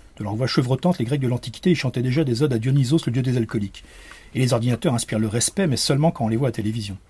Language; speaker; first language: French; native; French